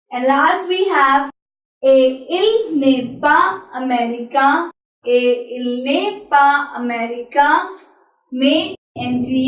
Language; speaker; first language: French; non-native, fluent; Hindi